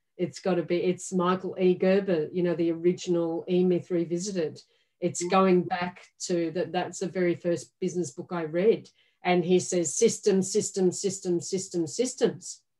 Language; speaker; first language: English; native; English